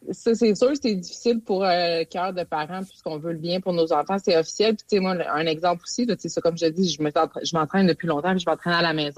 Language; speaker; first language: French; native; French